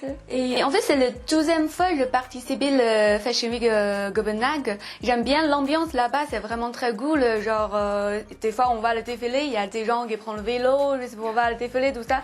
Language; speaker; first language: French; non-native, fluent; Chinese